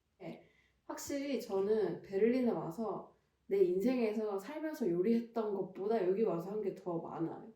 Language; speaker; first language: Korean; native; Korean